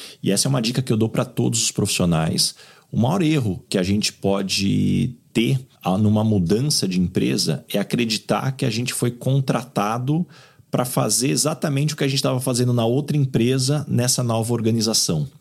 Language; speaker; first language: Portuguese; native; Portuguese